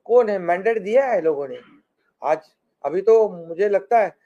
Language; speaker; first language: Hindi; non-native, local second language; Marathi